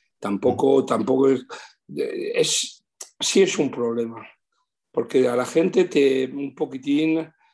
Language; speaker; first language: Spanish; early bilingual, heritage; Spanish